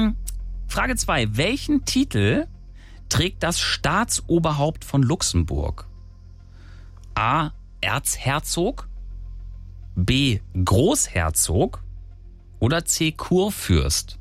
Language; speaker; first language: German; native; German